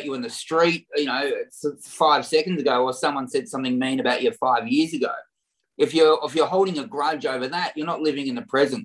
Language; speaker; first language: English; native; English